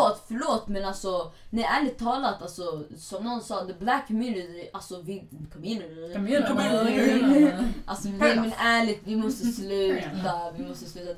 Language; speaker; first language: Swedish; early bilingual, other home language; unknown